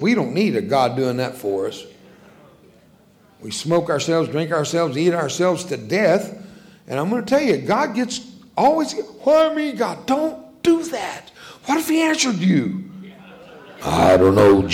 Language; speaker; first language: English; early bilingual, other home language; Spanish